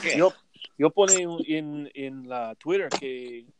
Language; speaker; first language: Spanish; non-native, learner; English